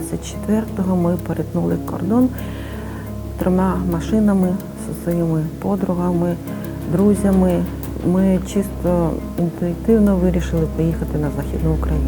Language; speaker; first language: Ukrainian; native; Ukrainian